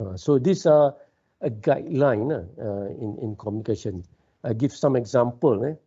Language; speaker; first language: English; non-native, local second language; Malay